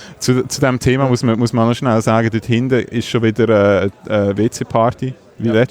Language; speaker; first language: German; native; German